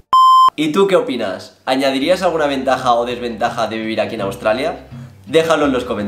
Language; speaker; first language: Spanish; native; Spanish